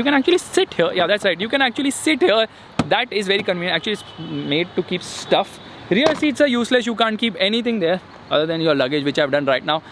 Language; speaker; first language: English; non-native, local second language; Hindi